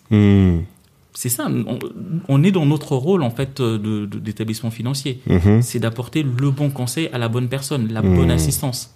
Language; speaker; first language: French; non-native, local second language; Lingala